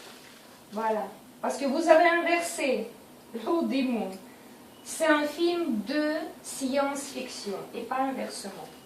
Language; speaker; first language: French; non-native, fluent; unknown